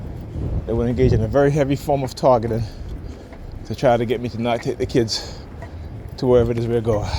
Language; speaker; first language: English; native; English